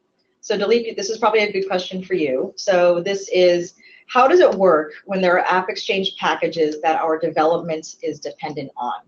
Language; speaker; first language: English; native; English